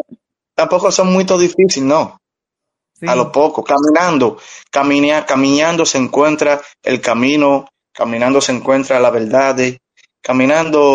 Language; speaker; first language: Portuguese; non-native, learner; Spanish